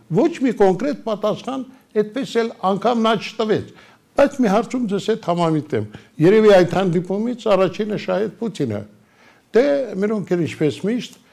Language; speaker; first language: Armenian; native; Armenian